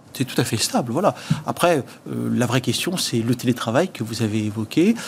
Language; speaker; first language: French; native; French